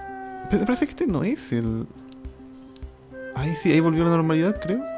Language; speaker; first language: Spanish; native; Spanish